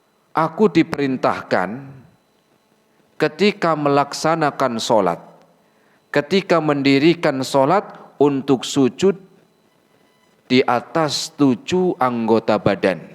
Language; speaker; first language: Indonesian; native; Indonesian